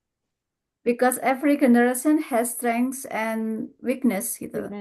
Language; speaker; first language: English; non-native, fluent; Indonesian